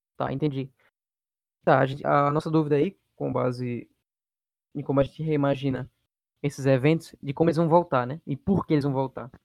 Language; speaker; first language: Portuguese; native; Portuguese